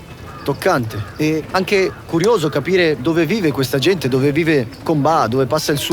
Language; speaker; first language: Italian; native; Italian